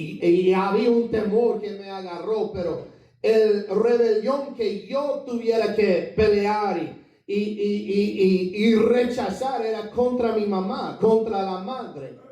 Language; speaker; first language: Spanish; non-native, fluent; English